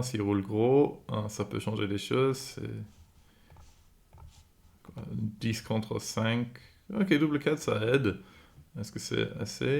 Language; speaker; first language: French; non-native, fluent; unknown